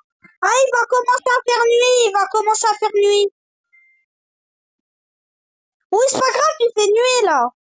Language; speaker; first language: French; native; French